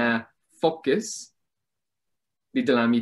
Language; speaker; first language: Indonesian; non-native, learner; English